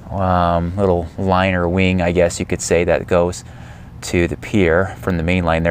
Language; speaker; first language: English; native; English